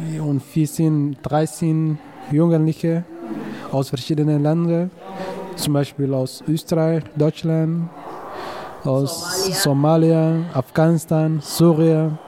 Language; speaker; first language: German; non-native, fluent; Somali